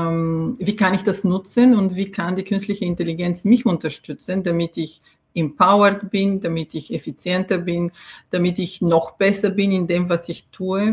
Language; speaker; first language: German; non-native, fluent; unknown